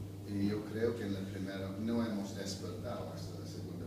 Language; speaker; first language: Spanish; non-native, fluent; English